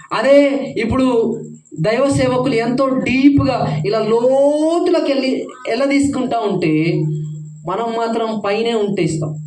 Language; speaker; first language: Telugu; non-native, fluent; Hindi